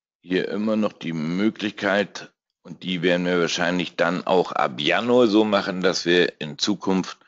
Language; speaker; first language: German; native; German